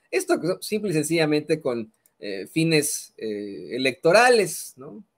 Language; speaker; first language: Spanish; native; Spanish